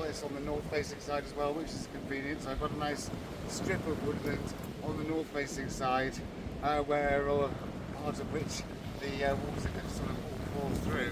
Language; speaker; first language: English; native; English